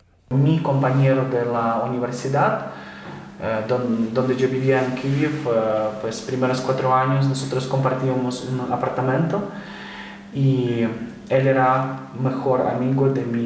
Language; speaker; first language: Spanish; non-native, fluent; Ukrainian